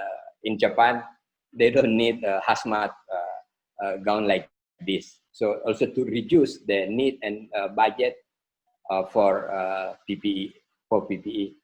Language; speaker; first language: English; non-native, fluent; Indonesian